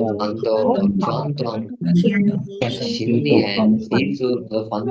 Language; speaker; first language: Chinese; non-native, learner; Sinhala